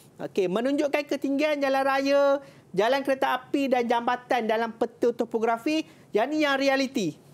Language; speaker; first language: Malay; native; Malay